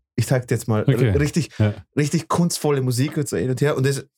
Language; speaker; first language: German; early bilingual, other home language; Bosnian